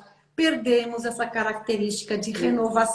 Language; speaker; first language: Portuguese; native; Portuguese